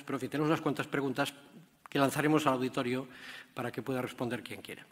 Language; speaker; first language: Spanish; native; Spanish